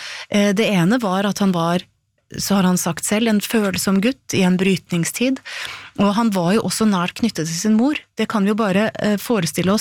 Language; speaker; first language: Norwegian; native; Norwegian